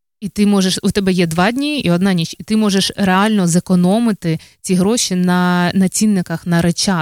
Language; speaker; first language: Ukrainian; native; Ukrainian